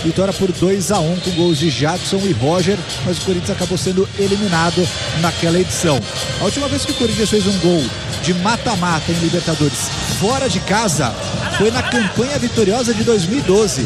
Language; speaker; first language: Portuguese; native; Portuguese